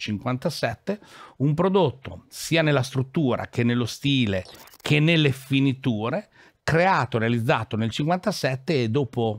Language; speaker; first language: Italian; native; Italian